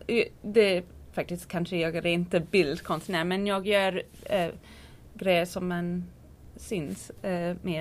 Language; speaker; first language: Swedish; non-native, learner; English